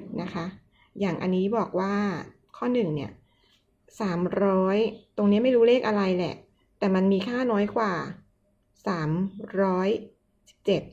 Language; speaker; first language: Thai; native; Thai